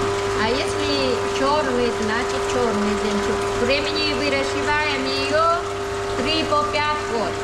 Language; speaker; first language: Russian; non-native, learner; Vietnamese